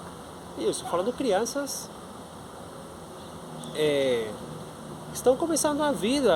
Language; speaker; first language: Portuguese; non-native, fluent; Spanish